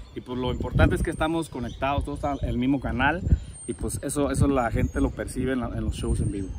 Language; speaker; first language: Spanish; native; Spanish